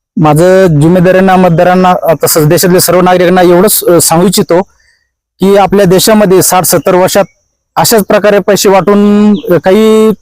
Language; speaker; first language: Marathi; native; Marathi